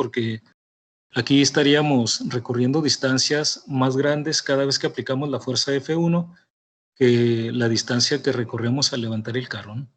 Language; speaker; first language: Spanish; native; Spanish